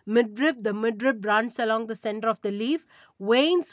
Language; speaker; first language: English; non-native, local second language; Tamil